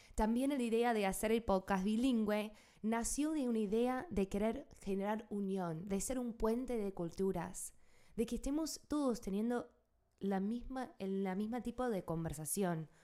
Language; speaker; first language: Spanish; non-native, fluent; English